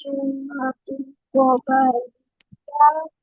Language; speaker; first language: Arabic; non-native, learner; Bangla